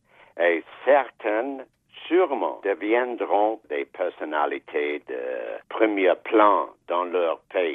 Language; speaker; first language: French; non-native, fluent; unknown